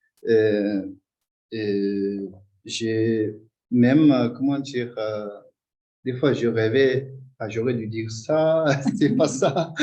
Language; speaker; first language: French; non-native, fluent; Tibetan